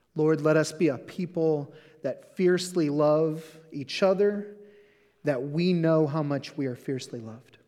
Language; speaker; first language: English; native; English